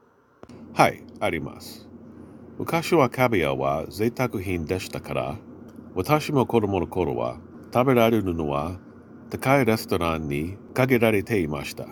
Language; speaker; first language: Japanese; non-native, learner; English